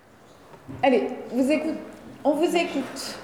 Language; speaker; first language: French; native; French